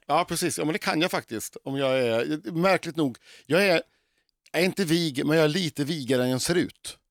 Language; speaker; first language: Swedish; native; Swedish